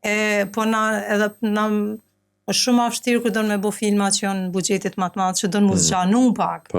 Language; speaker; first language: Albanian; native; Albanian